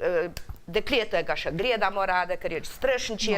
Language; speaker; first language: Slovenian; native; Slovenian